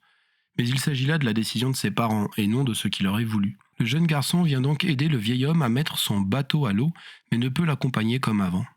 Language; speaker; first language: French; native; French